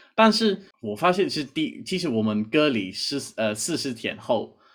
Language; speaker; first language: Chinese; non-native, fluent; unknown